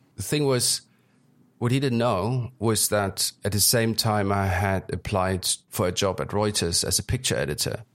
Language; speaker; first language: English; early bilingual, other home language; German